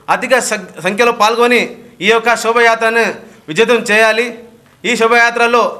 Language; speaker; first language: Telugu; non-native, local second language; Lambadi